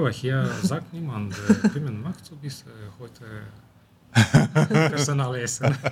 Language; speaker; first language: German; non-native, local second language; Romanian